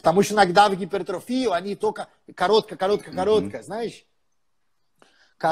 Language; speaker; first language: Russian; non-native, fluent; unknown